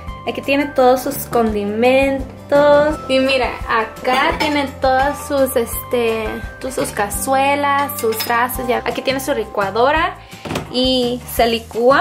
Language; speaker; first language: Spanish; early bilingual, heritage; Spanish